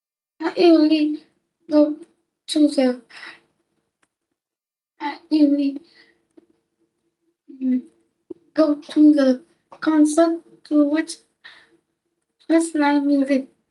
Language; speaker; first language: English; non-native, learner; Vietnamese